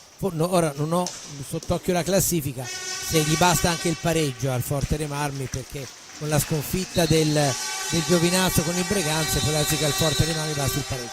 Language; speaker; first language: Italian; native; Italian